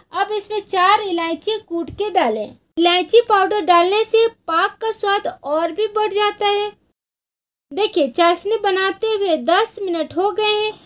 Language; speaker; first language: Hindi; native; Hindi